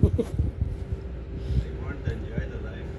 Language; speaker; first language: English; non-native, learner; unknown